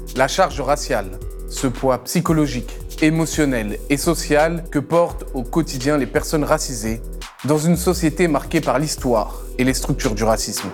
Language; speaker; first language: French; native; French